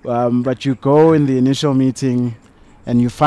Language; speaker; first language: English; non-native, local second language; Zulu